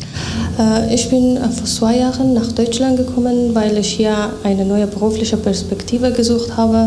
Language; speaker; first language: German; non-native, fluent; Persian